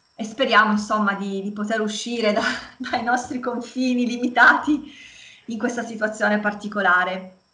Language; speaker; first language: Italian; native; Italian